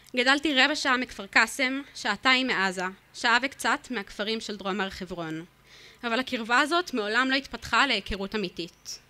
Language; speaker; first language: Hebrew; native; Hebrew